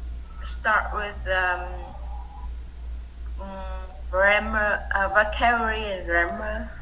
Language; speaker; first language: English; non-native, learner; Vietnamese